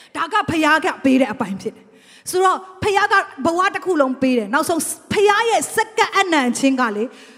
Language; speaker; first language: Burmese; non-native, local second language; Tedim Chin